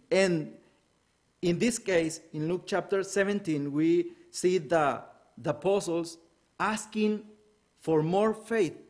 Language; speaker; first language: English; non-native, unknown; Spanish